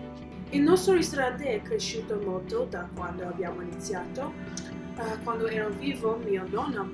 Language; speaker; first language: Italian; non-native, learner; English